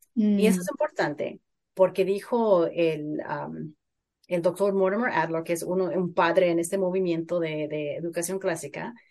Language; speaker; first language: Spanish; early bilingual, heritage; Spanish